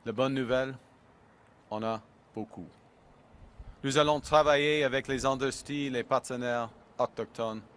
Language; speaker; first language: French; non-native, local second language; English